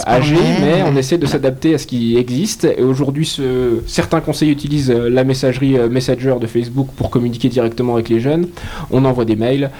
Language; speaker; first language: French; native; French